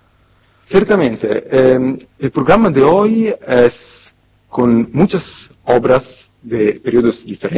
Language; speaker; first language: Spanish; non-native, fluent; Italian